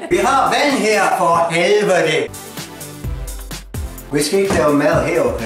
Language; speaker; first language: Danish; non-native, fluent; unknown